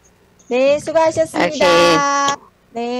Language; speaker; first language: Korean; native; Korean